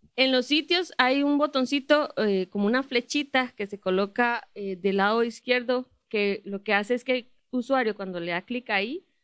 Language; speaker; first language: Spanish; native; Spanish